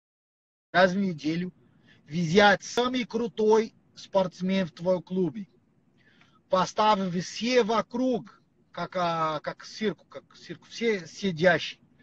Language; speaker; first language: Russian; non-native, learner; Portuguese